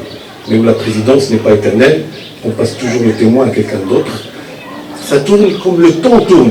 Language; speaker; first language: French; non-native, local second language; Arabic